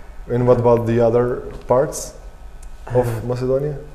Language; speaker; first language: English; non-native, fluent; Macedonian